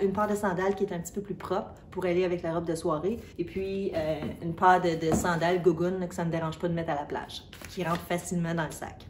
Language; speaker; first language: French; native; French